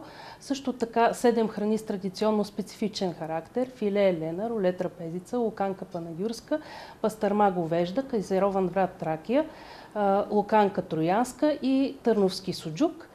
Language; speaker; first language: Bulgarian; native; Bulgarian